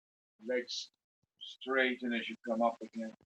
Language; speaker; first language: English; native; English